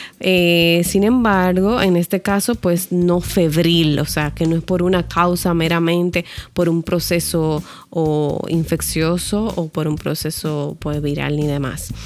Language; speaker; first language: Spanish; native; Spanish